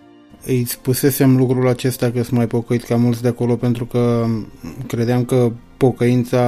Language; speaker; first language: Romanian; native; Romanian